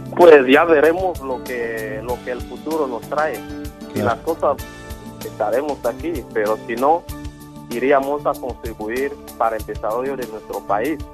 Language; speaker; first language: Spanish; non-native, local second language; Fang